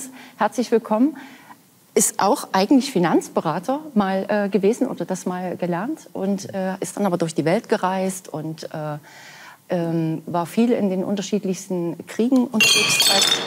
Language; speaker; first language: German; native; German